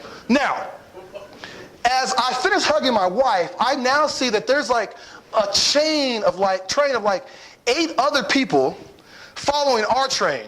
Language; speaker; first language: English; native; English